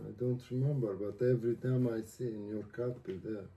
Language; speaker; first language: English; non-native, learner; Turkish